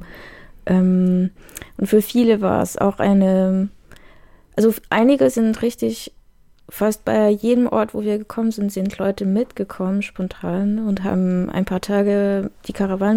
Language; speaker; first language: German; native; German